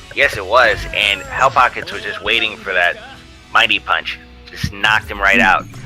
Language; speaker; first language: English; native; English